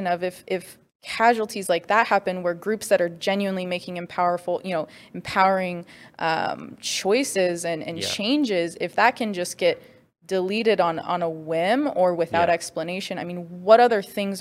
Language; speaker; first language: English; native; English